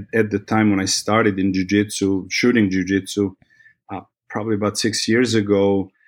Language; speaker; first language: English; non-native, fluent; Serbian